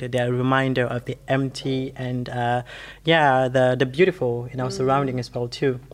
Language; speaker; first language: English; non-native, local second language; Wolof